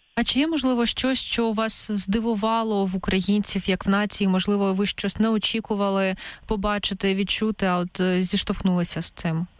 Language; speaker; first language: Ukrainian; native; Ukrainian